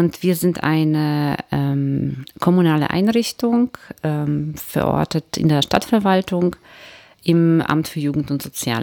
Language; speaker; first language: German; native; German